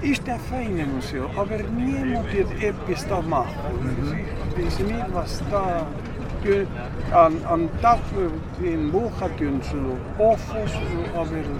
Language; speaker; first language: German; non-native, learner; Spanish